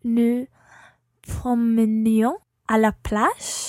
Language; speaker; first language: French; non-native, learner; English